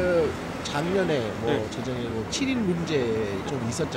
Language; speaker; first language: Korean; non-native, learner; English